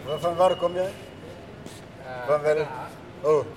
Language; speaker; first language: Dutch; non-native, learner; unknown